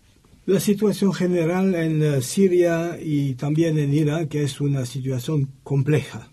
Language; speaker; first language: Spanish; non-native, learner; French